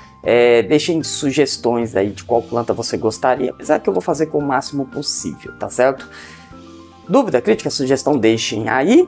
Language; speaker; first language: Portuguese; native; Portuguese